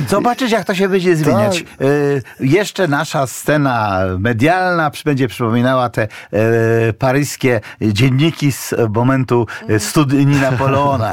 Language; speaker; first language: Polish; native; Polish